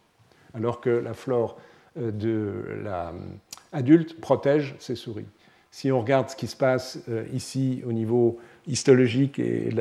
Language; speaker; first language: French; native; French